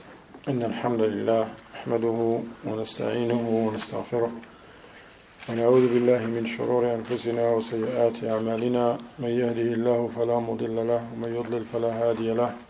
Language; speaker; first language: Arabic; non-native, fluent; English